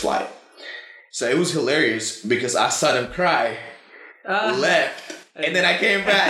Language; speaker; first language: English; non-native, fluent; Spanish